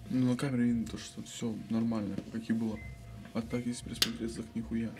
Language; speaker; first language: Russian; native; Russian